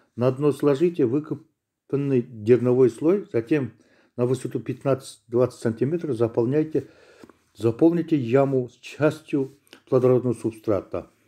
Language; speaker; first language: Russian; non-native, local second language; Kazakh